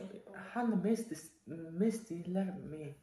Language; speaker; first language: Swedish; non-native, learner; Mongolian